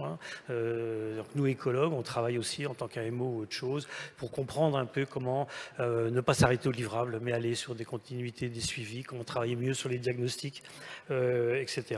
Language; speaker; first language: French; native; French